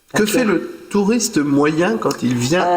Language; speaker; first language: French; native; French